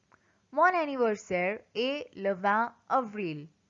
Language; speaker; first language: French; non-native, fluent; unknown